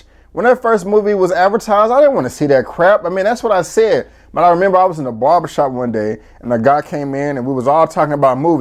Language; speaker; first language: English; native; English